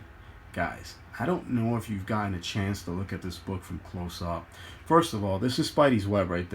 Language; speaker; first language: English; native; English